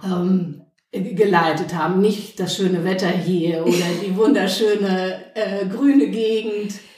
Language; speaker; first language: German; native; German